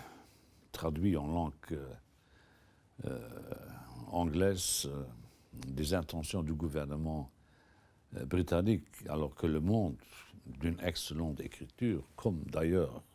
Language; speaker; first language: French; non-native, local second language; Luxembourgish